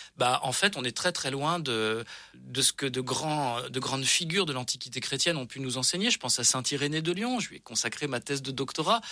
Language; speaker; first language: French; native; French